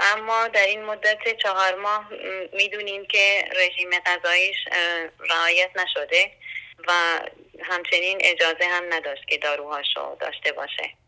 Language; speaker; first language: Persian; non-native, local second language; Central Kurdish